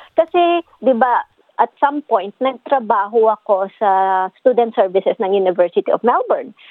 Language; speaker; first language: Filipino; native; Filipino